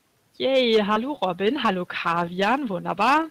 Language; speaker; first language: German; native; German